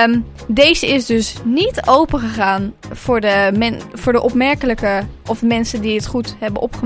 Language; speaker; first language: Dutch; native; Dutch